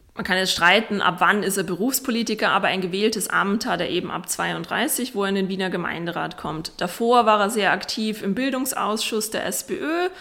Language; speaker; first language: German; native; German